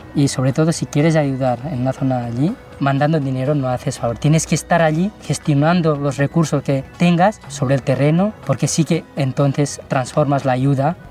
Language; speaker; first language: Spanish; early bilingual, other home language; Nepali